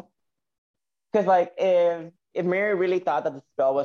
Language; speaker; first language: English; non-native, fluent; Spanish